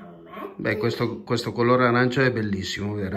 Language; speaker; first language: Italian; native; Italian